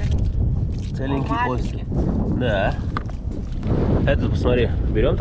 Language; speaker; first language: Russian; native; Russian